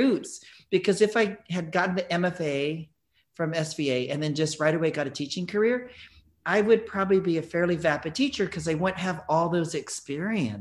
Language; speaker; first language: English; native; English